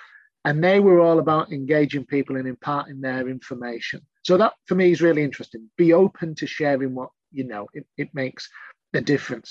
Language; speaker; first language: English; native; English